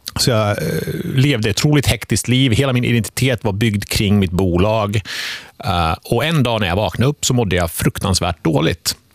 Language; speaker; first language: Swedish; early bilingual, other home language; Finnish